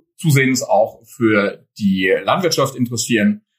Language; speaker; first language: German; native; German